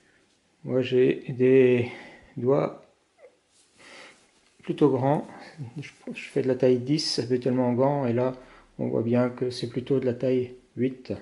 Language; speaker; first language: French; native; French